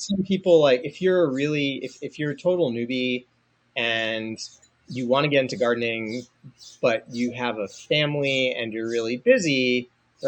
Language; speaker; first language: English; native; English